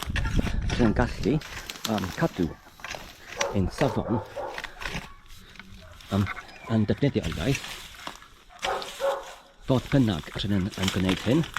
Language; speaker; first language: Welsh; non-native, fluent; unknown